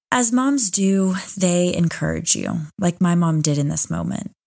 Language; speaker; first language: English; native; English